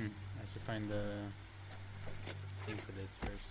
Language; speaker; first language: English; native; English